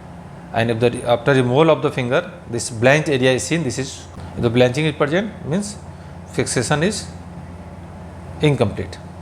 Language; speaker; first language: English; non-native, local second language; Hindi